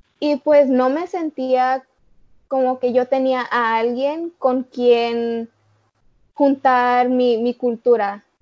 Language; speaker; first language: Spanish; early bilingual, heritage; Spanish